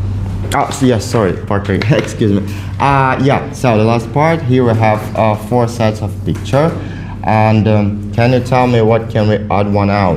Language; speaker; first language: English; non-native, fluent; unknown